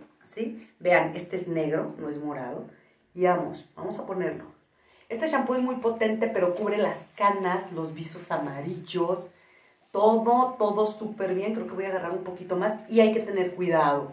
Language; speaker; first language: Spanish; native; Spanish